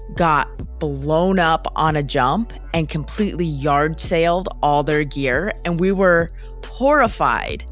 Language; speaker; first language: English; native; English